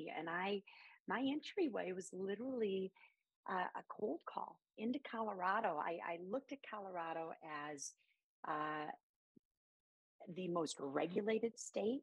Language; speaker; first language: English; native; English